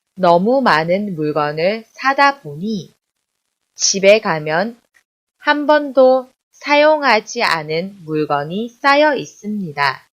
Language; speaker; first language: Korean; non-native, fluent; Chinese